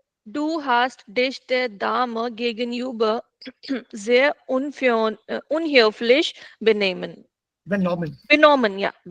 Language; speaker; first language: German; non-native, learner; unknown